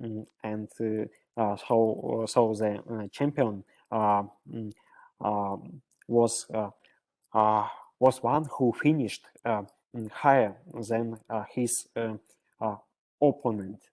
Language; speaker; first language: English; non-native, learner; Russian